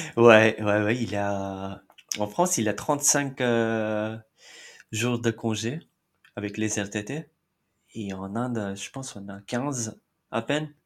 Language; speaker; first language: French; non-native, fluent; Marathi